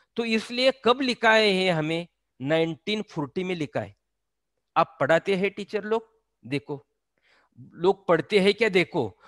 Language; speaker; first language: Hindi; non-native, local second language; Marathi